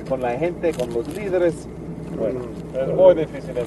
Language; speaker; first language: Spanish; non-native, learner; English